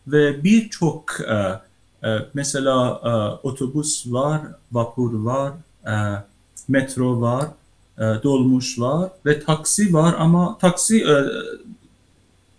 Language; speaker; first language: Turkish; non-native, learner; Persian